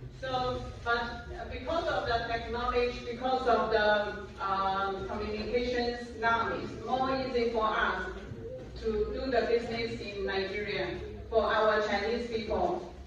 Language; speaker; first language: English; non-native, learner; Chinese